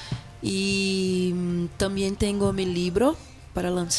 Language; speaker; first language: Spanish; non-native, fluent; Portuguese